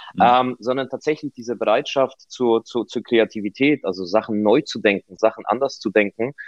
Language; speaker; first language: German; non-native, fluent; Polish